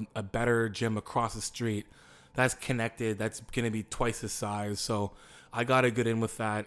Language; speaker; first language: English; native; English